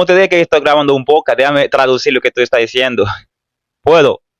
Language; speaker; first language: Spanish; non-native, fluent; Haitian Creole